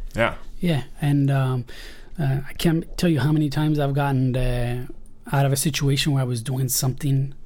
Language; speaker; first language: English; early bilingual, other home language; Spanish